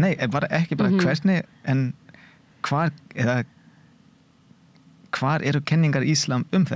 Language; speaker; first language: Icelandic; non-native, learner; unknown